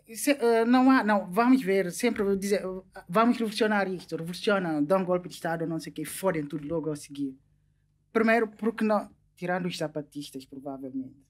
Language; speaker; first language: Portuguese; non-native, local second language; Upper Guinea Crioulo